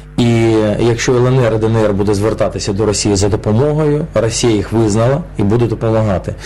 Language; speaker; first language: Ukrainian; non-native, local second language; Russian